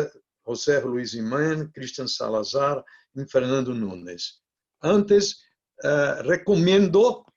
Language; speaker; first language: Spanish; non-native, learner; Portuguese